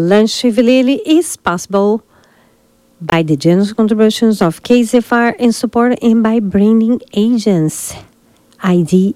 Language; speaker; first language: English; non-native, fluent; Portuguese